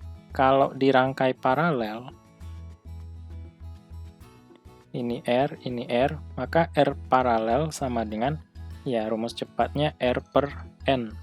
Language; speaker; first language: Indonesian; native; Indonesian